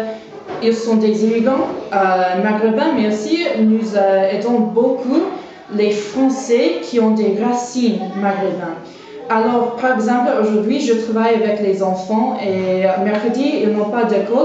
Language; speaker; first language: French; non-native, fluent; English